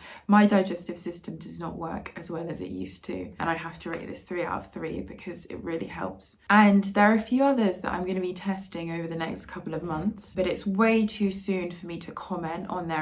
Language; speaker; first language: English; native; English